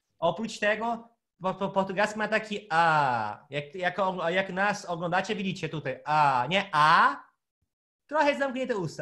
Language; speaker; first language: Polish; non-native, fluent; Portuguese